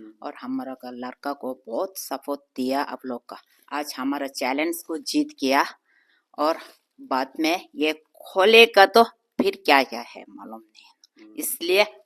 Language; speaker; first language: Hindi; non-native, local second language; Tibetan